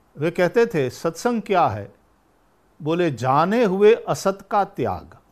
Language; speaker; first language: Hindi; non-native, local second language; Gujarati